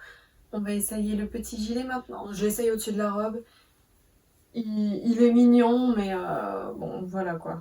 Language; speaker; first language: French; native; French